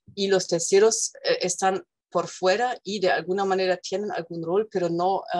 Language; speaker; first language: Spanish; non-native, fluent; German